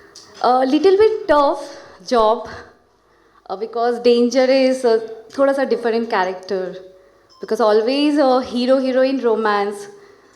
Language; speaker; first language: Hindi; non-native, local second language; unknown